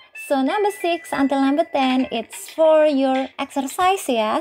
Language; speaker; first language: English; non-native, fluent; Indonesian